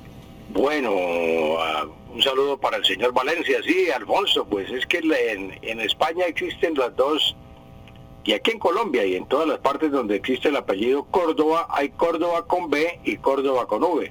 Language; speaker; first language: Spanish; native; Spanish